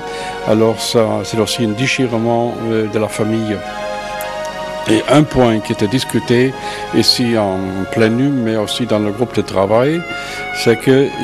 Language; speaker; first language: French; non-native, fluent; German